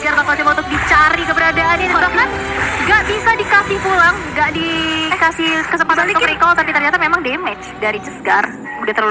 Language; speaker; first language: Indonesian; native; Indonesian